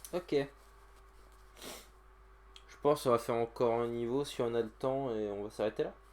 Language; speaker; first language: French; native; French